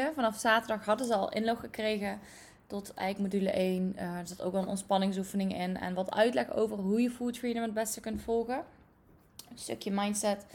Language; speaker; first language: Dutch; native; Dutch